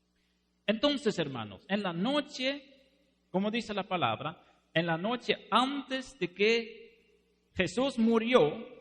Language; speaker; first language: Spanish; non-native, fluent; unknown